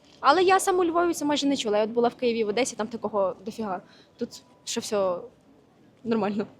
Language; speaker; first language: Ukrainian; native; Ukrainian